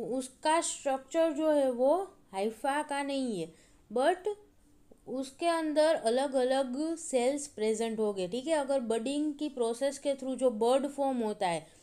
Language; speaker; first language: Hindi; non-native, local second language; Gujarati